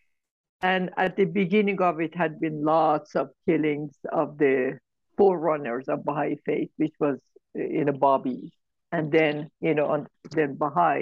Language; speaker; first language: English; non-native, fluent; Persian